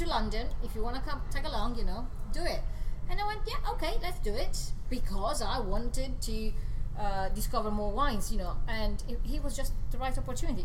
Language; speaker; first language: English; non-native, fluent; Italian